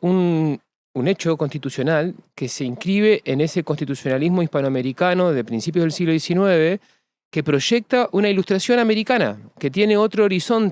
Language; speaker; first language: Spanish; native; Spanish